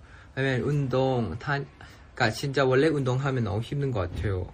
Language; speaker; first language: Korean; non-native, fluent; Thai